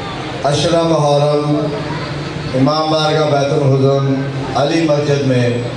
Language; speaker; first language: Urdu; non-native, local second language; Punjabi